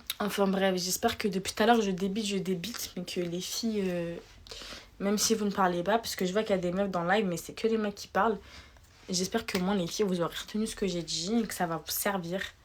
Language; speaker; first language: French; early bilingual, other home language; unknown